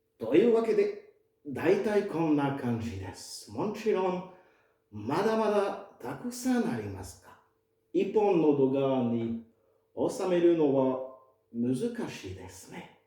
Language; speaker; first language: Japanese; non-native, fluent; French